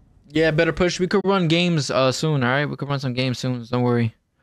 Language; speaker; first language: English; early bilingual, other home language; Spanish